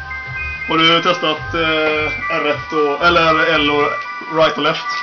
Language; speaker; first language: Swedish; native; Swedish